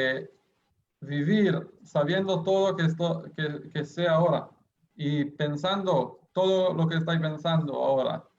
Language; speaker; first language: Spanish; non-native, fluent; Hebrew